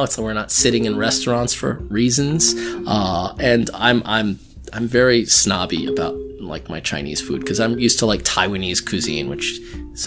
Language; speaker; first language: English; native; English